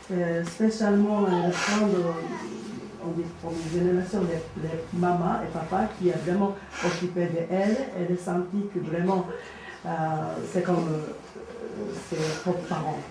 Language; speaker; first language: French; non-native, learner; Japanese